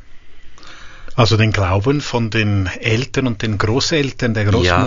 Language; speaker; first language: German; native; German